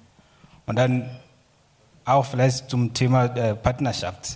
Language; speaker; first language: German; non-native, learner; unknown